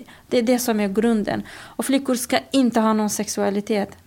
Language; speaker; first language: Swedish; non-native, fluent; Kurdish